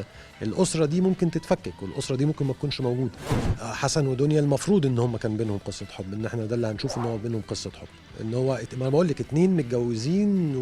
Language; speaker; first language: Arabic; native; Arabic